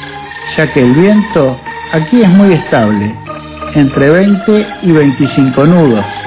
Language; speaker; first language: Spanish; non-native, fluent; Indonesian